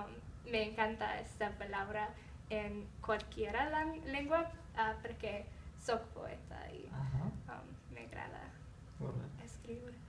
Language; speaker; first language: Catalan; non-native, learner; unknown